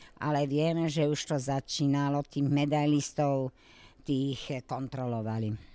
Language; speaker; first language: Slovak; native; Slovak